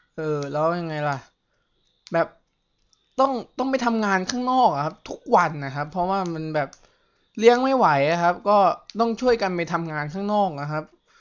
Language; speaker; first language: Thai; native; Thai